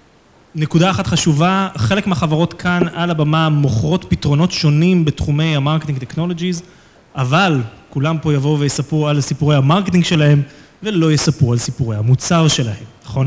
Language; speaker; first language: Hebrew; native; Hebrew